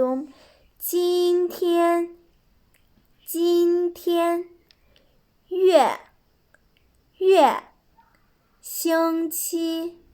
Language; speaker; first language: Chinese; non-native, fluent; Kyrgyz